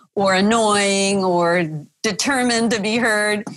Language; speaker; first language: English; native; English